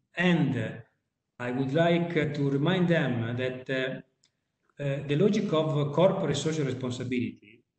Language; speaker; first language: English; non-native, fluent; Italian